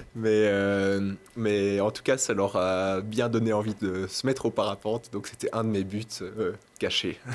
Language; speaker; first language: French; native; French